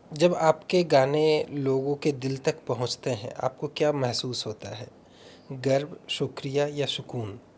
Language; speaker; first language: Hindi; native; Hindi